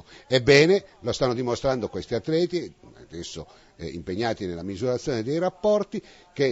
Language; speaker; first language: Italian; native; Italian